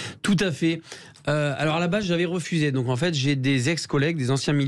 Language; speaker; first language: French; native; French